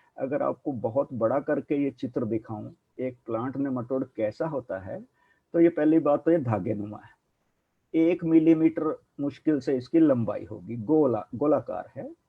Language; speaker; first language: Hindi; non-native, local second language; Punjabi